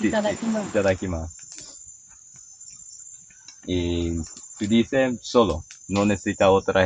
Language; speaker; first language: Spanish; non-native, learner; Japanese